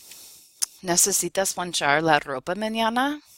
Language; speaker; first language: Spanish; non-native, fluent; English